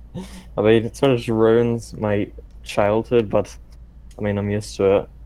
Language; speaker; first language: English; native; English